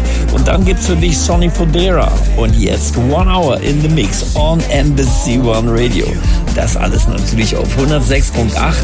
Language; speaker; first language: German; native; German